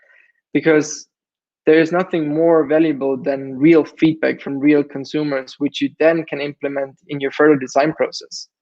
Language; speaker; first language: English; non-native, fluent; German